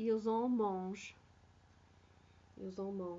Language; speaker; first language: French; non-native, fluent; English